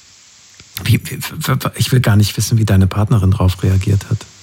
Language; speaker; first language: German; native; German